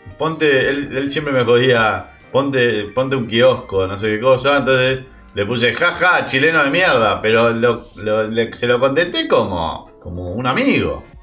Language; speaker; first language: Spanish; native; Spanish